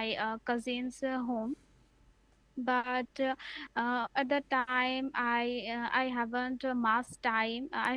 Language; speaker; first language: English; non-native, learner; Bangla